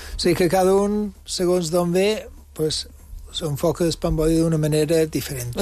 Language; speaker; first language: Catalan; non-native, local second language; English